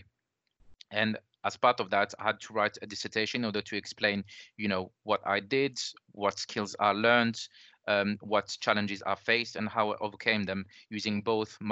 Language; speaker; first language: English; non-native, fluent; French